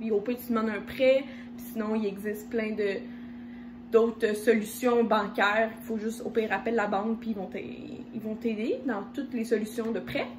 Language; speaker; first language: French; native; French